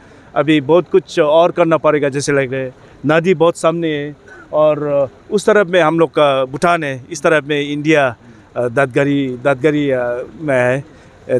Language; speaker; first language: Hindi; non-native, learner; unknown